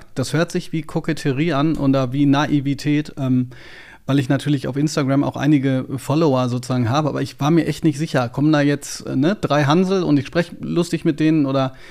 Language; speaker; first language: German; native; German